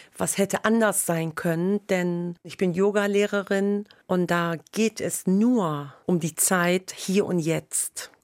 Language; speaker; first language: German; non-native, fluent; Persian